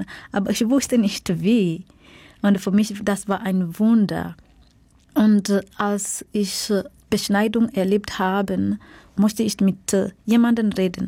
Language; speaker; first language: German; non-native, fluent; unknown